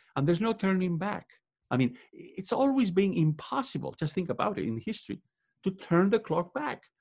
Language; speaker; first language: English; non-native, fluent; Spanish